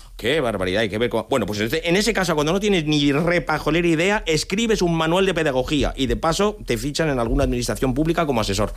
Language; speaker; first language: Spanish; native; Spanish